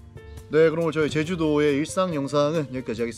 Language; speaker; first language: Korean; native; Korean